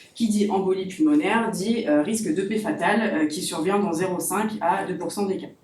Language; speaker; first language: French; native; French